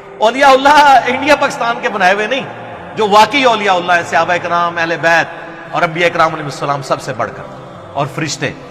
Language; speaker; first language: Urdu; non-native, local second language; Punjabi